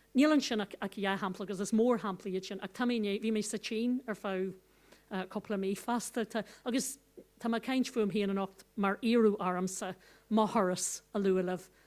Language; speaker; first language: Irish; non-native, local second language; English